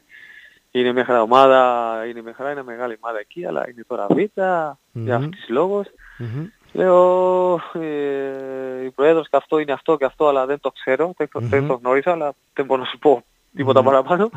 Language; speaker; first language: Greek; non-native, learner; Spanish